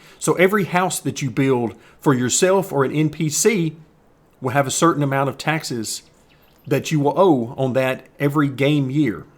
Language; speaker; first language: English; native; English